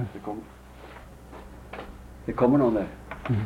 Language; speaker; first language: Swedish; native; Swedish